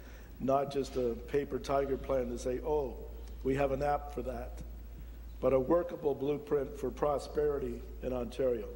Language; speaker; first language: English; native; English